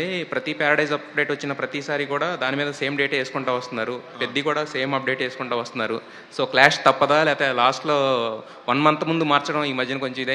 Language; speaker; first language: Telugu; native; Telugu